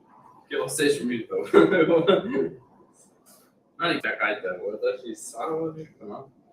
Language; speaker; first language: Japanese; non-native, learner; English